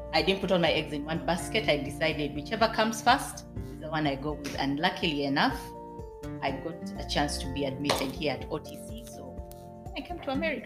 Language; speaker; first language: English; non-native, local second language; Ganda